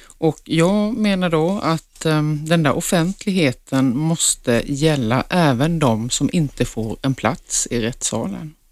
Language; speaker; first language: Swedish; native; Swedish